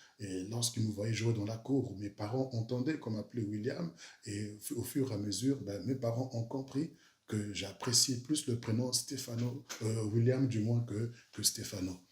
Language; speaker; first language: French; early bilingual, other home language; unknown